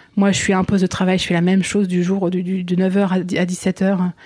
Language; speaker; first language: French; native; French